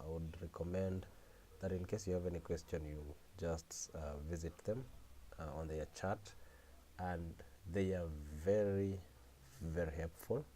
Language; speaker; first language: English; non-native, local second language; Swahili